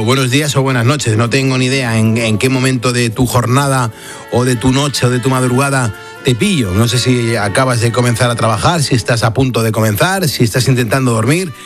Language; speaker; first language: Spanish; native; Spanish